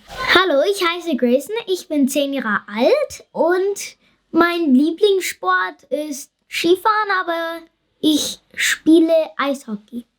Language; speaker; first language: German; early bilingual, other home language; English